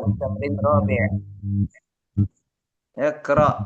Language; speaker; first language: Arabic; non-native, fluent; Indonesian